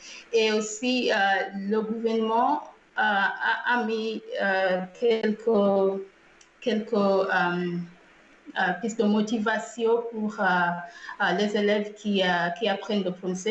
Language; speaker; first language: French; non-native, fluent; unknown